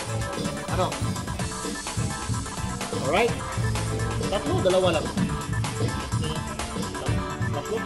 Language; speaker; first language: Filipino; non-native, local second language; Cebuano